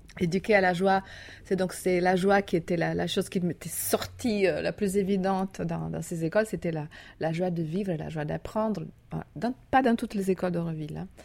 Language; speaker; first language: French; non-native, fluent; Italian